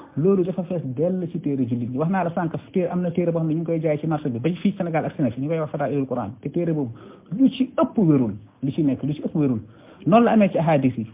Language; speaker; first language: Wolof; non-native, local second language; Fula